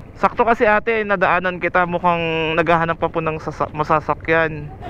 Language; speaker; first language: Filipino; native; Filipino